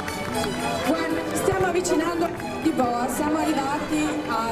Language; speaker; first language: Italian; native; Italian